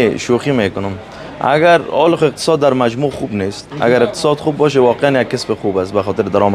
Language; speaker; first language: Persian; native; Persian